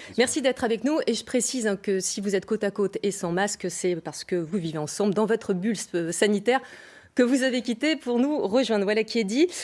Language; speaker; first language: French; native; French